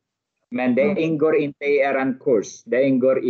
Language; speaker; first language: Swedish; non-native, learner; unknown